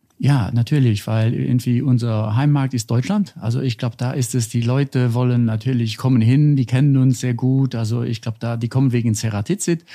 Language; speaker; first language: German; non-native, local second language; Luxembourgish